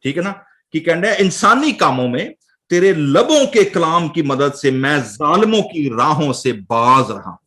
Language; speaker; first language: Urdu; non-native, local second language; Punjabi